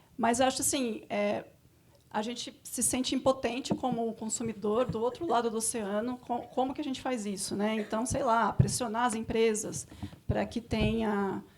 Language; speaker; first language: Portuguese; native; Portuguese